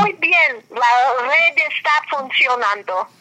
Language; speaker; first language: Spanish; non-native, fluent; English